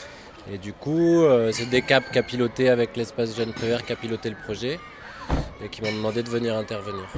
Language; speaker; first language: French; native; French